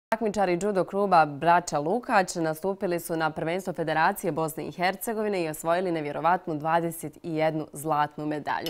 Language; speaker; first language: Serbian; native; Serbian